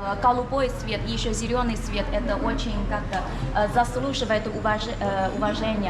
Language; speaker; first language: Russian; non-native, fluent; Chinese